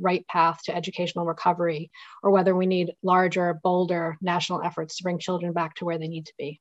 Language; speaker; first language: English; native; English